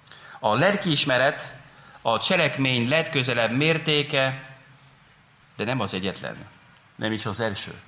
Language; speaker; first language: Hungarian; non-native, fluent; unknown